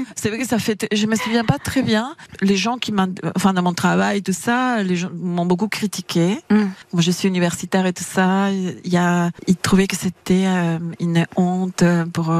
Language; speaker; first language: French; non-native, fluent; Spanish